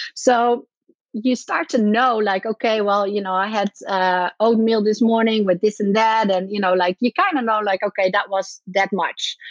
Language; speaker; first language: English; non-native, fluent; Dutch